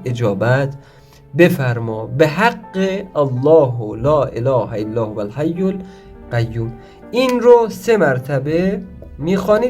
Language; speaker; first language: Persian; native; Persian